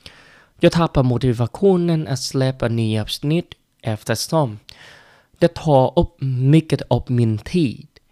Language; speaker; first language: Swedish; non-native, learner; Vietnamese